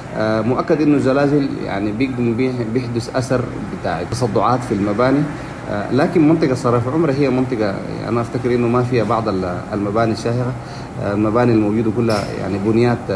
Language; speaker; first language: Arabic; native; Arabic